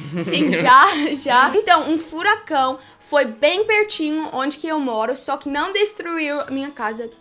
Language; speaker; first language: Portuguese; early bilingual, heritage; Portuguese